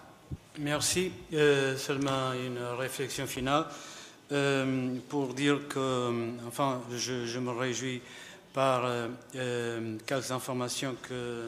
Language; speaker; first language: French; non-native, fluent; Portuguese